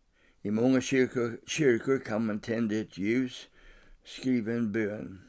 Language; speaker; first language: Swedish; non-native, fluent; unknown